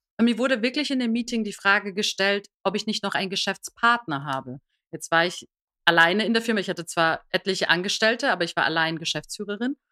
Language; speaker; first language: German; early bilingual, other home language; Persian